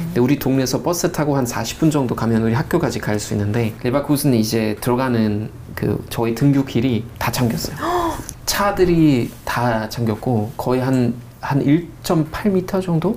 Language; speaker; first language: Korean; non-native, fluent; German